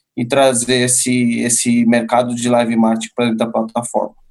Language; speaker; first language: Portuguese; native; Portuguese